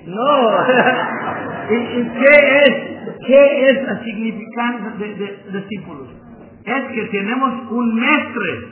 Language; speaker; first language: Spanish; non-native, learner; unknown